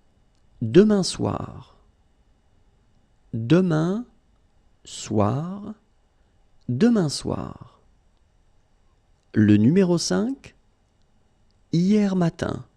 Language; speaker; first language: French; native; French